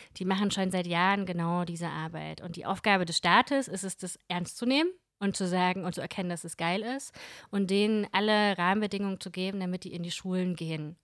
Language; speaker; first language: German; early bilingual, other home language; Russian